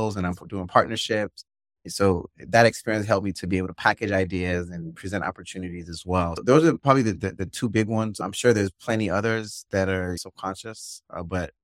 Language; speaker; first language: English; native; English